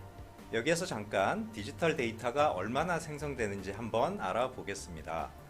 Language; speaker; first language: Korean; native; Korean